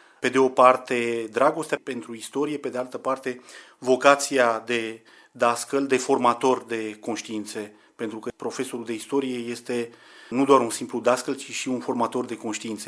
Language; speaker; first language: Romanian; native; Romanian